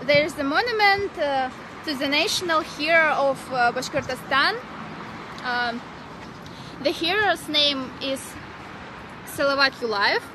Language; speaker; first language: English; non-native, learner; Russian